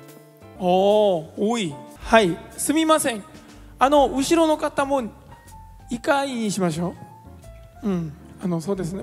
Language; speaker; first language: Japanese; non-native, fluent; Korean